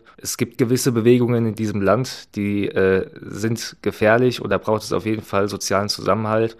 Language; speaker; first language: German; native; German